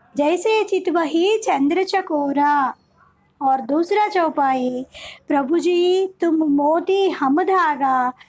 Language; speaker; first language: Hindi; non-native, local second language; Telugu